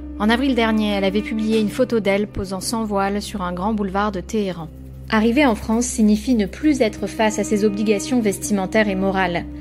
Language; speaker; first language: French; native; French